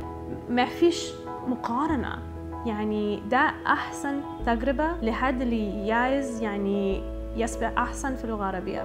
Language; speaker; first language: Arabic; non-native, fluent; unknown